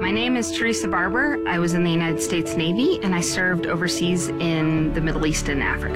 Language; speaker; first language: English; native; English